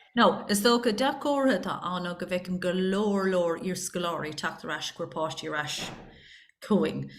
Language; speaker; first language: Irish; non-native, local second language; English